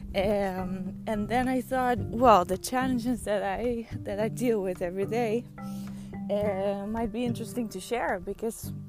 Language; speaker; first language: English; non-native, fluent; Dutch